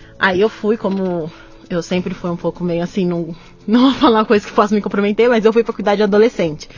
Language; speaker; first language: Portuguese; native; Portuguese